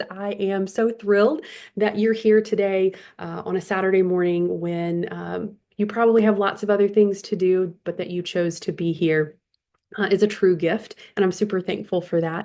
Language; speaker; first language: English; native; English